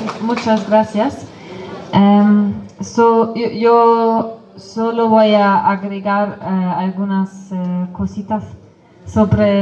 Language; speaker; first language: Spanish; non-native, fluent; Kurdish